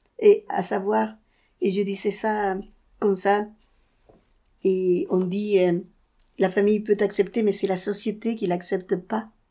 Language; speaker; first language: French; non-native, fluent; Spanish